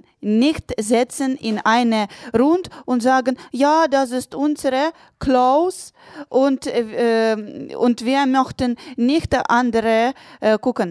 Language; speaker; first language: German; non-native, learner; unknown